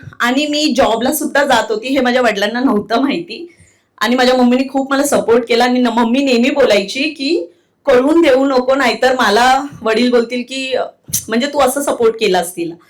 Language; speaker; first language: Marathi; non-native, local second language; Telugu